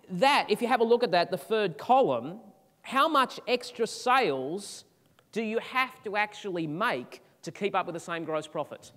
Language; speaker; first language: English; native; English